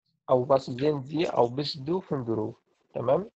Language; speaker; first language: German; non-native, fluent; Arabic